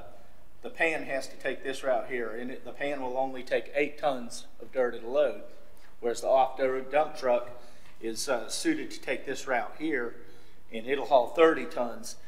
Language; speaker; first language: English; native; English